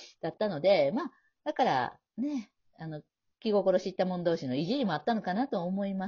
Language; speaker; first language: Japanese; native; Japanese